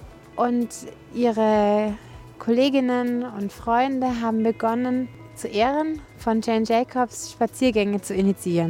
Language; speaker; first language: German; native; German